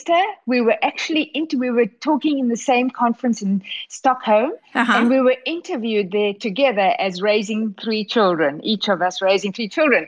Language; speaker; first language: English; native; English